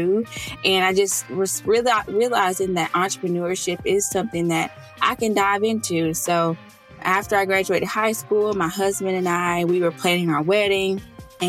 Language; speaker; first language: English; native; English